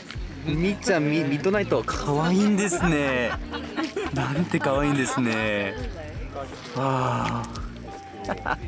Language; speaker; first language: Japanese; non-native, learner; English